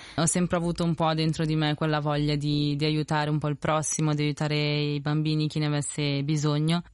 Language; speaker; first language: Italian; early bilingual, other home language; Spanish